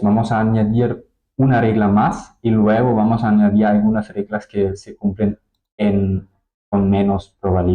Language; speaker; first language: Spanish; non-native, fluent; German